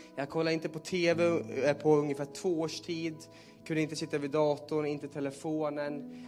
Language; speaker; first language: Swedish; native; Swedish